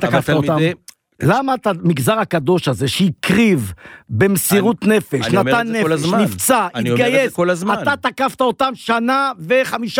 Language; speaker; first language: Hebrew; native; Hebrew